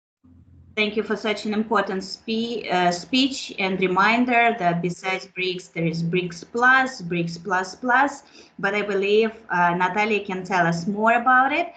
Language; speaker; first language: English; non-native, fluent; Russian